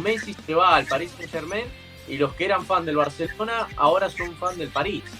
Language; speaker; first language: Spanish; native; Spanish